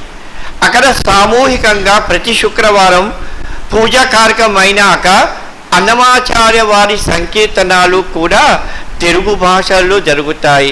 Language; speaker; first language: Telugu; early bilingual, heritage; Telugu